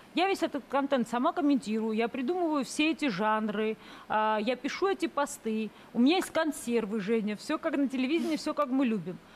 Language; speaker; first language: Russian; native; Russian